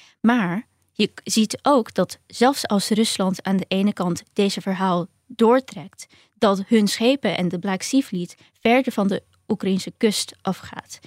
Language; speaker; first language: Dutch; early bilingual, other home language; Ukrainian